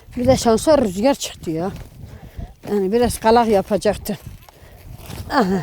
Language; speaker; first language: Turkish; native; Turkish